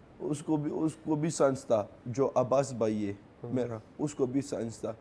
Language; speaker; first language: Urdu; non-native, local second language; Pashto